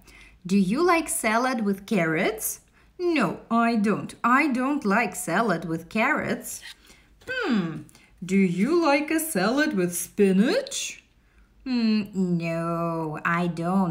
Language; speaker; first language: English; non-native, fluent; Russian